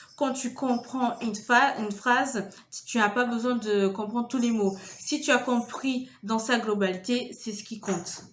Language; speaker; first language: French; non-native, fluent; Portuguese